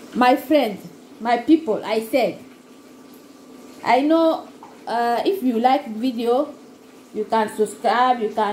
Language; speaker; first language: English; non-native, learner; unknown